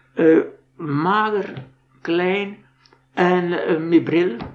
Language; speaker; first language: Dutch; non-native, fluent; Polish